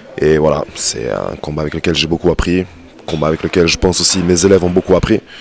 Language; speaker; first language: French; native; French